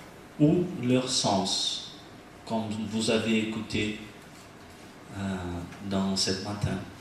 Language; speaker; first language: French; non-native, learner; Portuguese